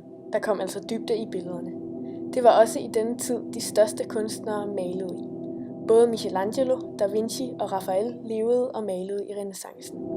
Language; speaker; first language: Danish; native; Danish